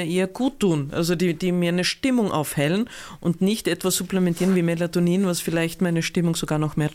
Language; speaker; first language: German; native; German